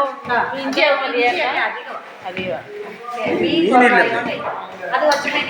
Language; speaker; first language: Malayalam; native; Malayalam